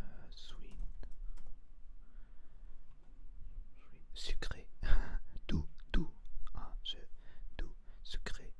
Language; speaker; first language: French; non-native, learner; Spanish